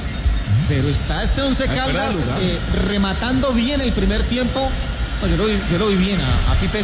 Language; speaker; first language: Spanish; native; Spanish